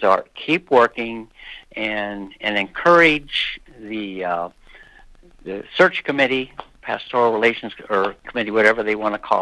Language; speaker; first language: English; native; English